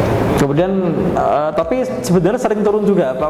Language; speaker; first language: Indonesian; native; Indonesian